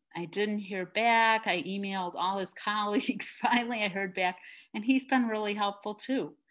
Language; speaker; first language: English; native; English